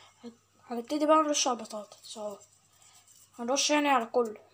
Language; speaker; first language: Arabic; native; Arabic